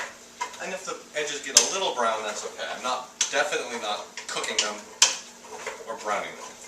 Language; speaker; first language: English; native; English